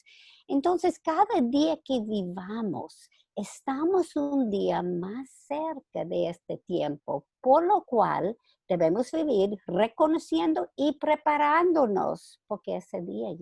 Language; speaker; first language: Spanish; non-native, fluent; English